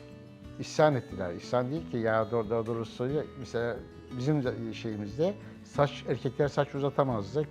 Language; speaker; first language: Turkish; native; Turkish